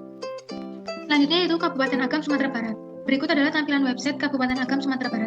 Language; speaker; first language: Indonesian; native; Indonesian